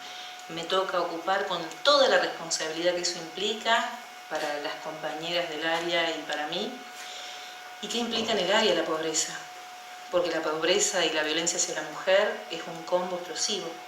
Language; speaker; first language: Spanish; native; Spanish